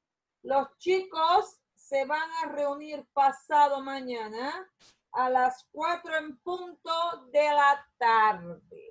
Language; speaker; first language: Spanish; non-native, learner; Portuguese